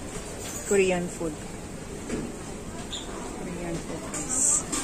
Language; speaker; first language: English; non-native, local second language; Filipino